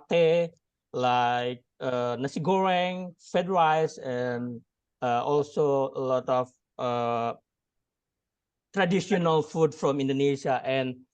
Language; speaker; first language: English; non-native, learner; Indonesian